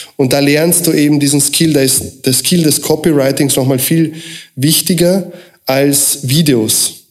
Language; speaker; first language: German; early bilingual, other home language; Croatian